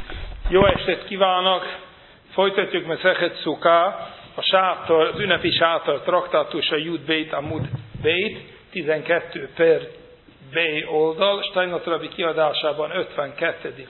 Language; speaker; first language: Hungarian; non-native, fluent; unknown